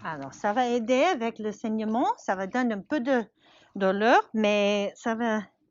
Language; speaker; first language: French; non-native, learner; English